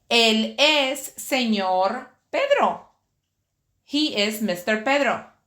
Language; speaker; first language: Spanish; early bilingual, heritage; Spanish